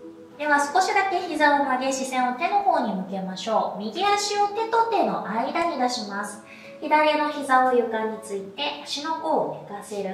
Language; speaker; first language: Japanese; native; Japanese